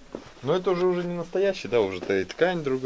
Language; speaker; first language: Russian; native; Russian